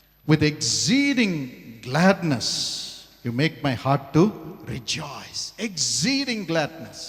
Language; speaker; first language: English; non-native, local second language; Tamil